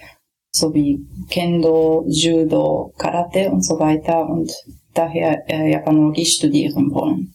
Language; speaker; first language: German; non-native, fluent; Japanese